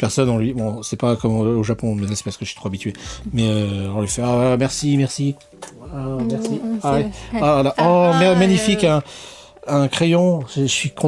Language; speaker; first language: French; native; French